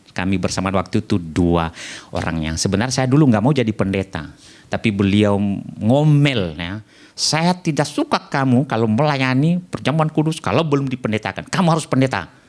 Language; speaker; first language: Indonesian; non-native, local second language; Nias